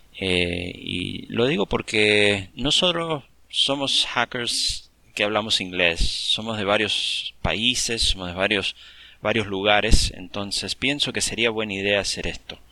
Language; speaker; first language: Spanish; early bilingual, heritage; English